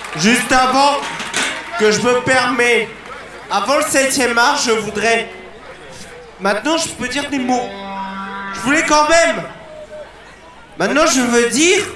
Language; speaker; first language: French; native; French